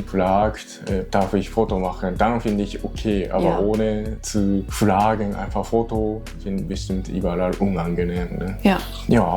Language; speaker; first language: German; non-native, learner; Japanese